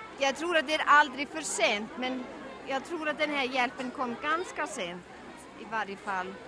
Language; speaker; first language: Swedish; non-native, learner; Icelandic